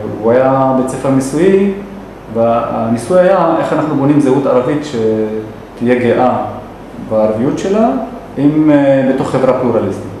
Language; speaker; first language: Hebrew; non-native, local second language; Arabic